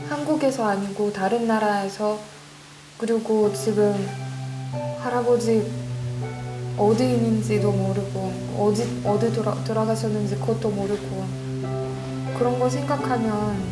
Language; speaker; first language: Korean; non-native, fluent; Russian